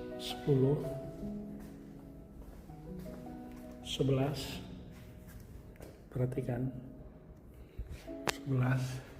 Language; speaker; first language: Indonesian; native; Indonesian